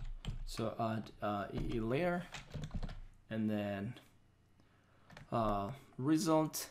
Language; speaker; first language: English; non-native, fluent; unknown